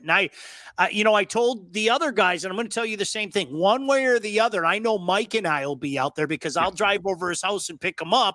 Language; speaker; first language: English; native; English